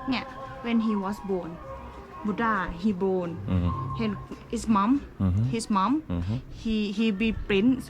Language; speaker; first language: English; non-native, learner; Thai